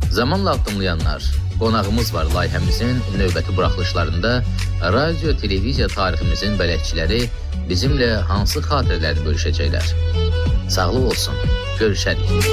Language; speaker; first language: Azerbaijani; native; Azerbaijani